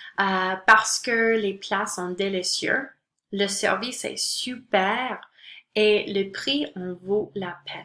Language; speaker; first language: French; non-native, local second language; English